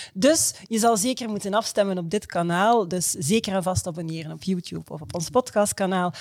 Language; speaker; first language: Dutch; native; Dutch